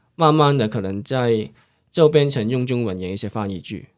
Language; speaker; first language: Chinese; non-native, local second language; Cantonese